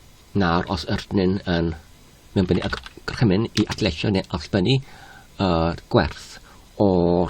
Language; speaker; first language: Welsh; non-native, learner; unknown